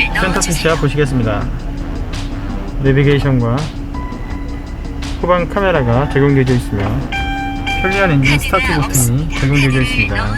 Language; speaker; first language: Korean; native; Korean